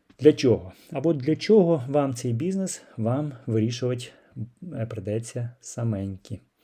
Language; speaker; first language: Ukrainian; non-native, local second language; Russian